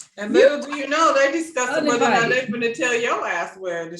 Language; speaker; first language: English; native; English